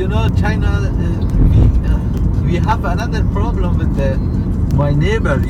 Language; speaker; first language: English; non-native, learner; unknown